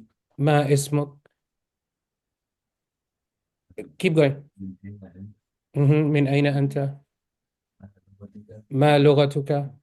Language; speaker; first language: Arabic; non-native, fluent; English